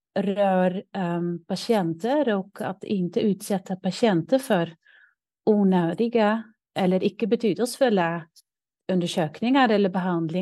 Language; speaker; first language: Swedish; non-native, fluent; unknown